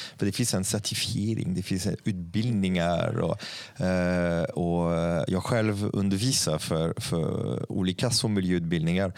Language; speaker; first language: Swedish; non-native, fluent; French